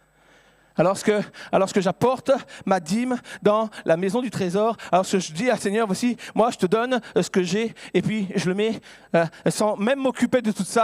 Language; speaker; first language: French; native; French